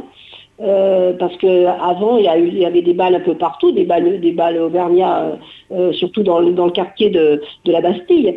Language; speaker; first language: French; native; French